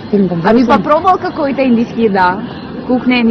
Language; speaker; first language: Russian; non-native, learner; Hindi